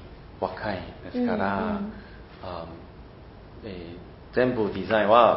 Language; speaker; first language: Japanese; non-native, learner; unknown